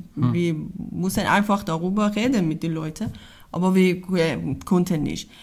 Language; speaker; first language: German; non-native, learner; Persian